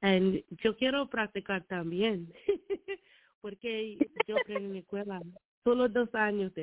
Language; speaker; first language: Spanish; non-native, learner; English